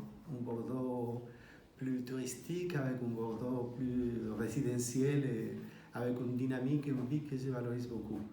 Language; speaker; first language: French; non-native, fluent; Spanish